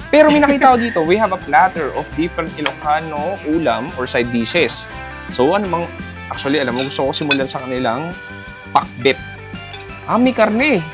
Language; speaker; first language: Filipino; native; Filipino